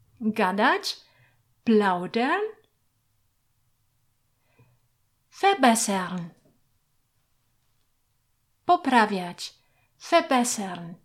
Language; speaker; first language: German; non-native, fluent; Polish